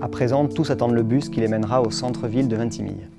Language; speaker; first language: French; native; French